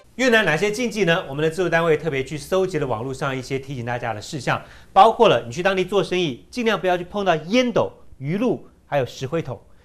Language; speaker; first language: Chinese; native; Chinese